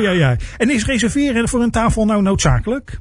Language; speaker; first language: Dutch; native; Dutch